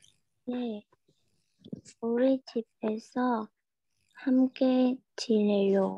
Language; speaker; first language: Korean; non-native, learner; Vietnamese